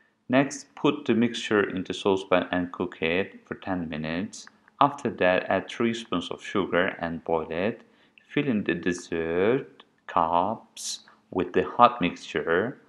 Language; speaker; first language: English; non-native, fluent; Turkish